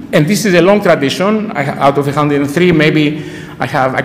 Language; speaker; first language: English; non-native, fluent; Greek